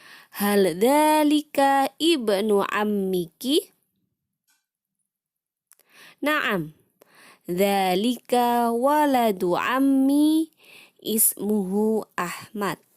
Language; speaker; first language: Arabic; non-native, fluent; Indonesian